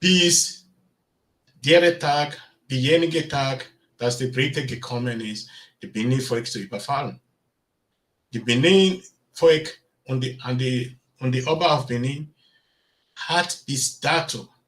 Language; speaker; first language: German; non-native, learner; Bini